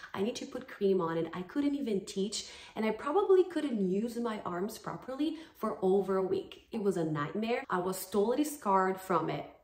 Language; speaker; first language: English; non-native, fluent; Portuguese